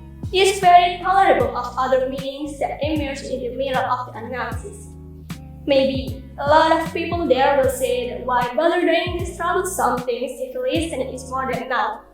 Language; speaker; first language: English; non-native, learner; Indonesian